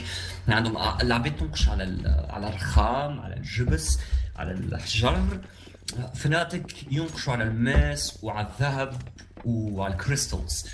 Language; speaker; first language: Arabic; native; Arabic